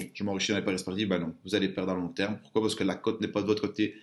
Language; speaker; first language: French; native; French